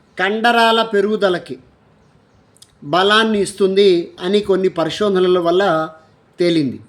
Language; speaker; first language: Telugu; native; Telugu